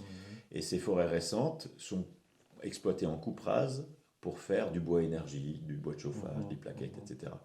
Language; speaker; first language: French; native; French